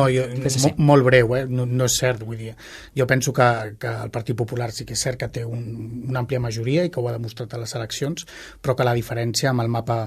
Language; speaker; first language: Catalan; native; Catalan